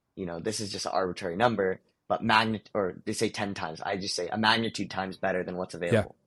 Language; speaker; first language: English; early bilingual, other home language; Hindi